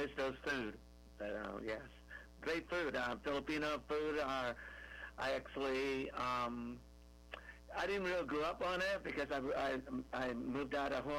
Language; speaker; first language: English; non-native, local second language; Filipino